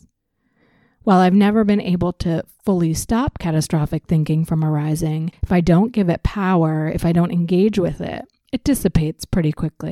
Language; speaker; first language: English; native; English